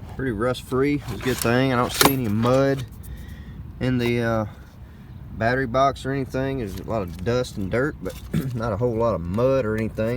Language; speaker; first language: English; native; English